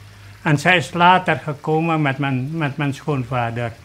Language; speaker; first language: Dutch; early bilingual, other home language; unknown